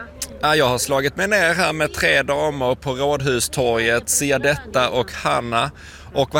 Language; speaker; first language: Swedish; native; Swedish